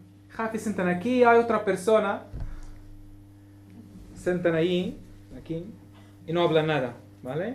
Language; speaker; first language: Spanish; non-native, learner; Arabic